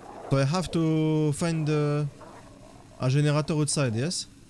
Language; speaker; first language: English; non-native, learner; French